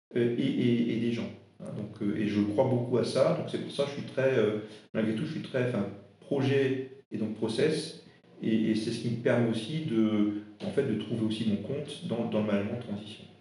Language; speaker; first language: French; non-native, local second language; Swiss German